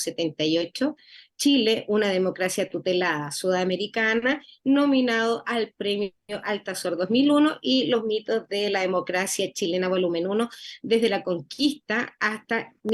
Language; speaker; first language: Spanish; native; Spanish